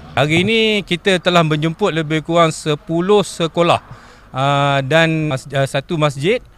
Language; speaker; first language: Malay; native; Malay